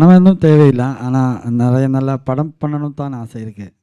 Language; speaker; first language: Tamil; non-native, learner; Malayalam